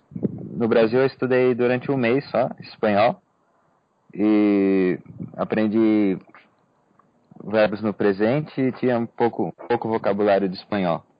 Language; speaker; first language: Spanish; non-native, learner; Portuguese